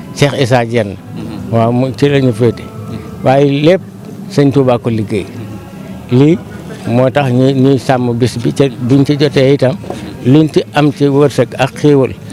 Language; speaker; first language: Wolof; native; Wolof